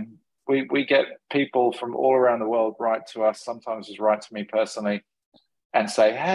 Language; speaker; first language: English; native; English